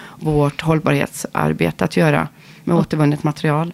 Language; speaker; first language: Swedish; native; Swedish